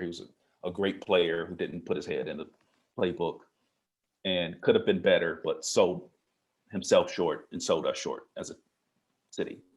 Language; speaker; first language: English; native; English